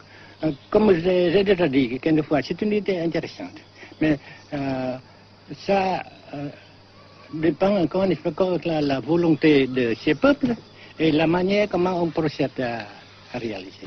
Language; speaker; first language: French; non-native, fluent; Vietnamese